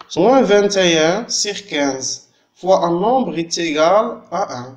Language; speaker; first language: French; non-native, local second language; Arabic